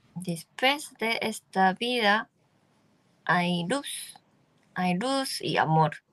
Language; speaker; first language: Spanish; non-native, learner; Japanese